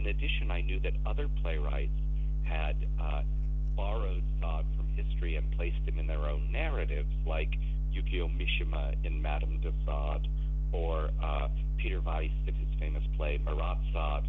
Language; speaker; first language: English; native; English